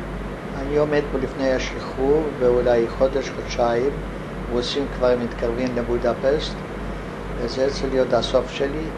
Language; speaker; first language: Hebrew; non-native, fluent; Hungarian